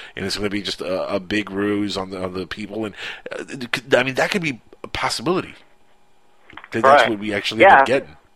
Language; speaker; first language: English; non-native, fluent; Spanish